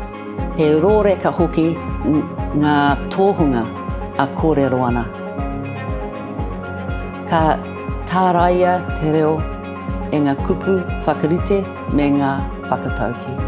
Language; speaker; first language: Māori; non-native, learner; English